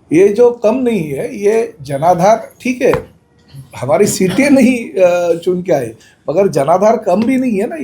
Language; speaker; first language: Hindi; non-native, local second language; Marathi